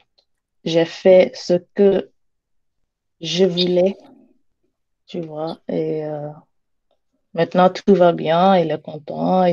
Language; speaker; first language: French; non-native, learner; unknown